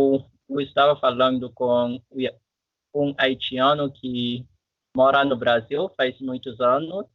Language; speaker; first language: Portuguese; non-native, fluent; French